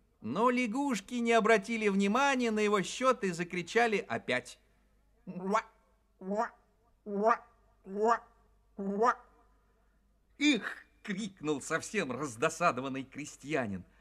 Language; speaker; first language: Russian; native; Russian